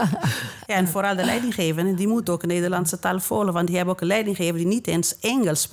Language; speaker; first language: Dutch; non-native, fluent; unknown